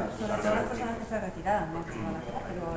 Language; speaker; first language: Spanish; native; Spanish